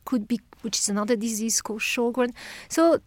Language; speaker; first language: English; non-native, fluent; French